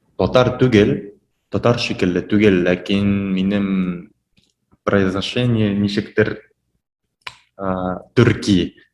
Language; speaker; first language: Tatar; non-native, fluent; Japanese